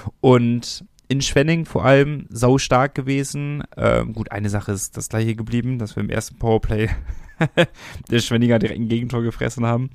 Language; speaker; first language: German; native; German